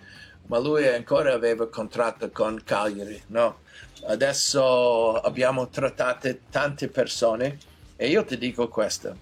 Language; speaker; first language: Italian; non-native, fluent; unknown